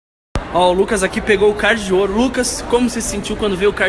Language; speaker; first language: Portuguese; native; Portuguese